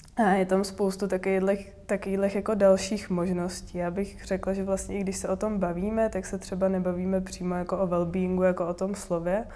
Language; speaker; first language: Czech; native; Czech